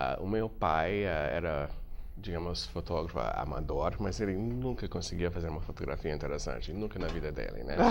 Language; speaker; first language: Portuguese; non-native, fluent; English